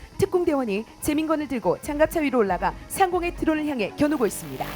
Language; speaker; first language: Korean; native; Korean